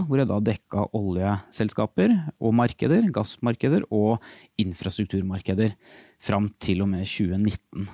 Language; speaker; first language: Norwegian; native; Norwegian